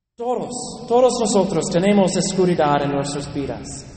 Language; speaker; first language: Spanish; non-native, learner; English